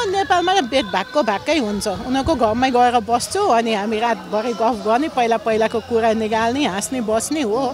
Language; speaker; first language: Nepali; early bilingual, other home language; German